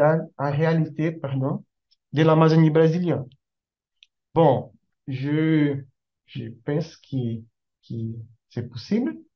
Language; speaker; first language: French; non-native, learner; Portuguese